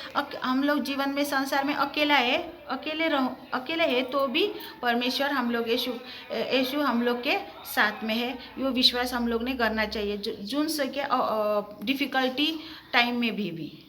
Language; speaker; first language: Hindi; early bilingual, heritage; Hindi